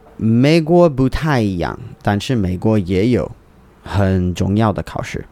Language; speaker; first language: Chinese; non-native, learner; English